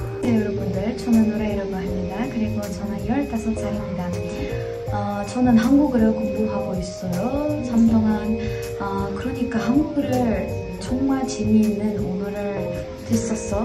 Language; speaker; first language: Korean; non-native, learner; Kazakh